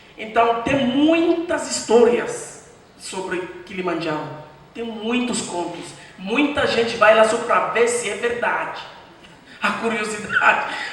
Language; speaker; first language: Portuguese; non-native, fluent; French